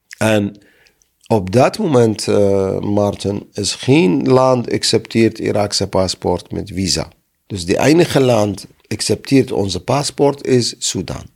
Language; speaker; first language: Dutch; non-native, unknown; Arabic